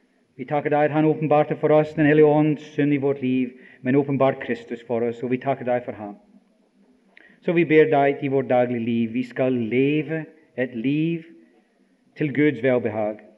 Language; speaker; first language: Norwegian; non-native, fluent; English